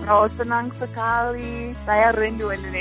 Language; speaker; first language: Indonesian; non-native, fluent; English